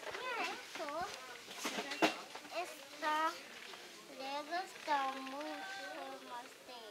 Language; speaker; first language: Spanish; early bilingual, heritage; Spanish